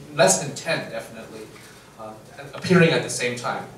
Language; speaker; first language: English; non-native, fluent; Chinese